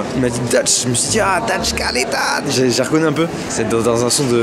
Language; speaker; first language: French; native; French